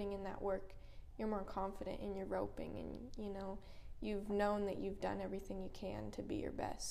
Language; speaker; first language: English; native; English